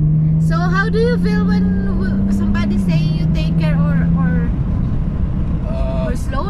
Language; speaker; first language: English; non-native, local second language; Filipino